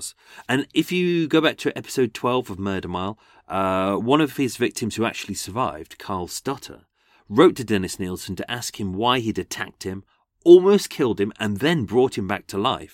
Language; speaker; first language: English; native; English